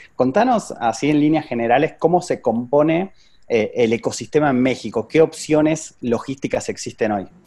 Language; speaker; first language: Spanish; native; Spanish